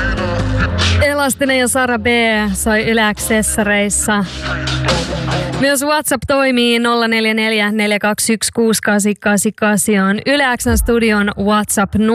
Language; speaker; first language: Finnish; native; Finnish